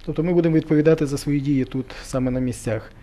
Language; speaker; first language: Ukrainian; native; Ukrainian